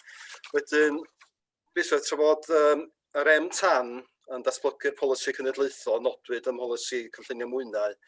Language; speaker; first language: Welsh; native; Welsh